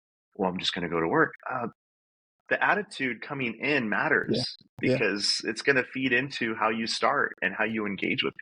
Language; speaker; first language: English; native; English